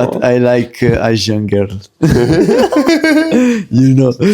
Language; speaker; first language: English; non-native, learner; Italian